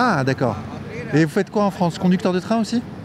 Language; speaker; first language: French; native; French